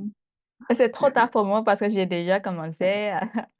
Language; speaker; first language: French; non-native, fluent; Thai